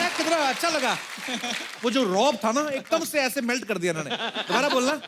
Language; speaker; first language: Hindi; non-native, local second language; Punjabi